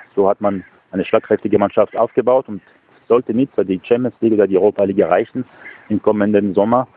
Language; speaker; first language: German; non-native, fluent; French